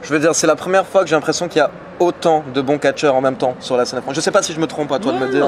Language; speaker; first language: French; native; French